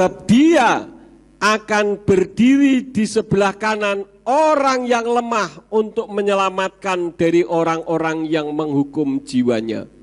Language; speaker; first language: Indonesian; native; Indonesian